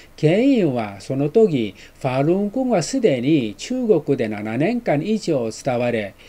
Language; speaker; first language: Japanese; non-native, fluent; Chinese